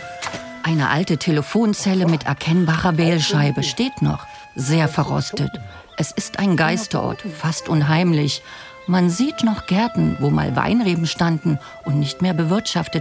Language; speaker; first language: German; native; German